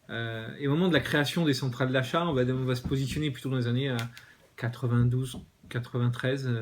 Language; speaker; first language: French; native; French